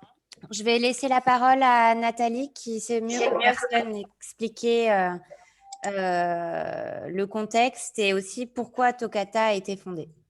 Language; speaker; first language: French; native; French